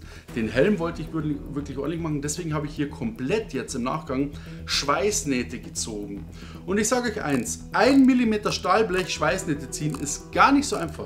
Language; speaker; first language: German; native; German